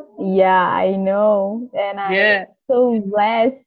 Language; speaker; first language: English; non-native, learner; Indonesian